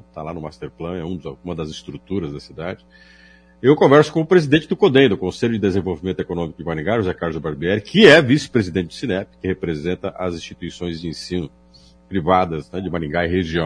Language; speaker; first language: Portuguese; native; Portuguese